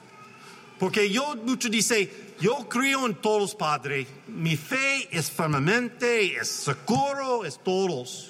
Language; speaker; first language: Spanish; non-native, learner; English